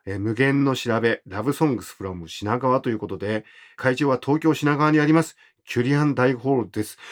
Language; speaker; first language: Japanese; native; Japanese